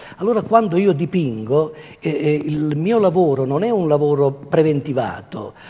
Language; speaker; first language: Italian; native; Italian